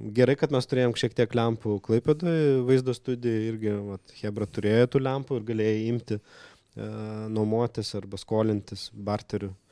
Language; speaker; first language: Lithuanian; non-native, local second language; Russian